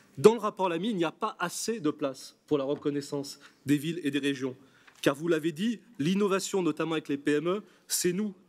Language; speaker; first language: French; native; French